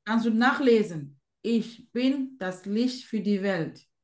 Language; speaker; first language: German; non-native, fluent; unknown